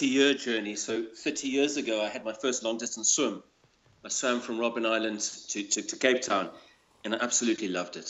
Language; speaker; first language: English; native; English